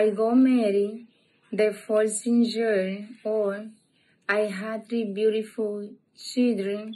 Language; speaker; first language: English; non-native, learner; Spanish